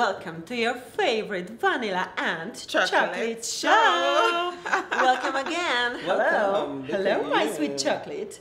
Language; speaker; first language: English; non-native, learner; Polish